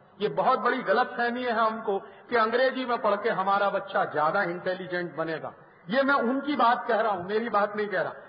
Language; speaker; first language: Hindi; native; Hindi